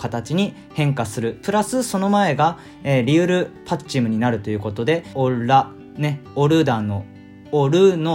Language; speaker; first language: Japanese; native; Japanese